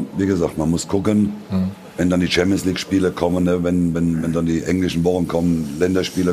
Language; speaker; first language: German; native; German